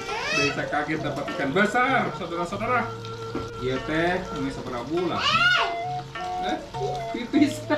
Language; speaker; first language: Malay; non-native, local second language; Sundanese